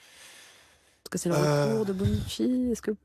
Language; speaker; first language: French; native; French